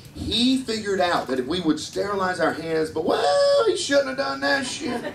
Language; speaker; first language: English; native; English